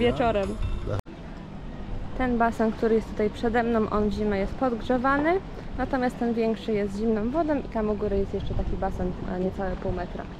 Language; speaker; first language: Polish; native; Polish